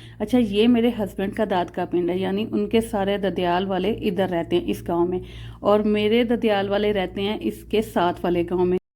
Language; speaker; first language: Urdu; non-native, local second language; Punjabi